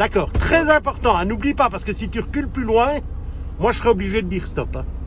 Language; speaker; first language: French; native; French